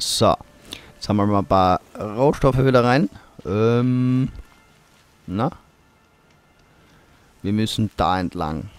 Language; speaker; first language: German; native; German